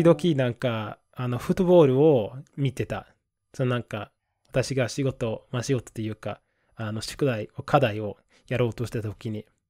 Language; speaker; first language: Japanese; non-native, fluent; English